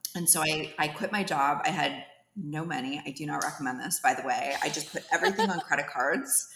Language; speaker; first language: English; native; English